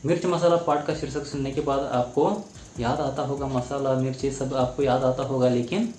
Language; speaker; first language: Hindi; non-native, local second language; Kannada